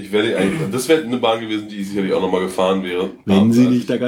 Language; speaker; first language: German; native; German